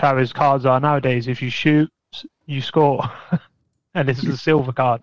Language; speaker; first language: English; native; English